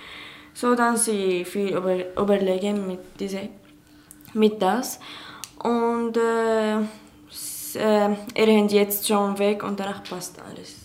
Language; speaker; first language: German; non-native, learner; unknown